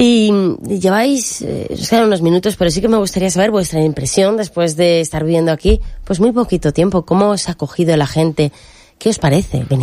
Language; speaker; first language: Spanish; native; Spanish